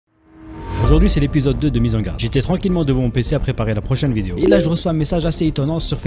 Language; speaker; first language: French; native; French